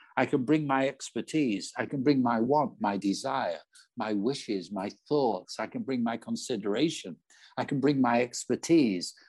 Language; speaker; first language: English; native; English